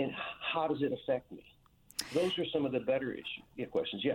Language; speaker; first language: English; native; English